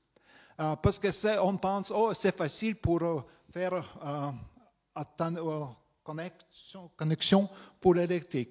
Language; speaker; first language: French; non-native, fluent; Latvian